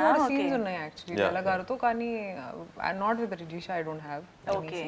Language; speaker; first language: Telugu; non-native, fluent; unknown